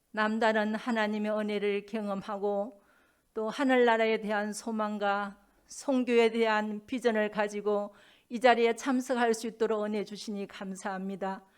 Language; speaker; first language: Korean; native; Korean